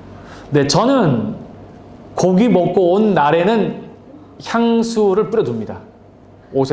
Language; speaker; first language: Korean; native; Korean